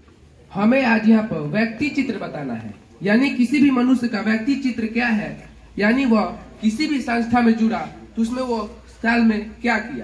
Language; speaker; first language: Hindi; native; Hindi